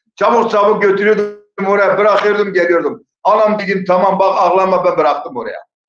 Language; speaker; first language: Turkish; non-native, local second language; Zaza